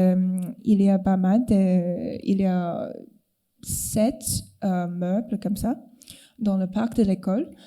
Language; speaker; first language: French; non-native, fluent; Cantonese